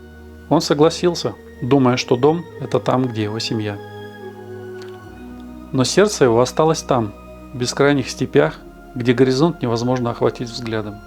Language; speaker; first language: Russian; native; Russian